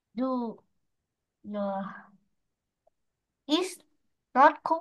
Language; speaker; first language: English; non-native, learner; Vietnamese